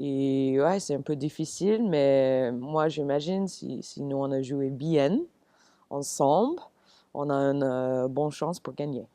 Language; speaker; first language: French; non-native, learner; English